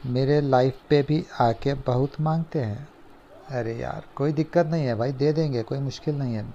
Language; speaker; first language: Hindi; non-native, local second language; Urdu